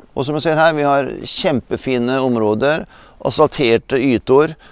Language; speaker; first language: Swedish; non-native, fluent; Norwegian